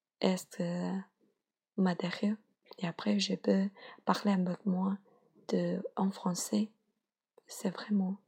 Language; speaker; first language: French; non-native, learner; Chinese